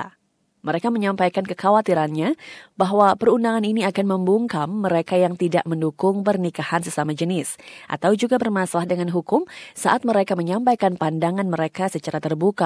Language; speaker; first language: Indonesian; native; Indonesian